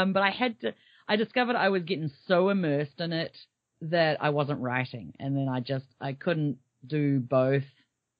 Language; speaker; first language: English; native; English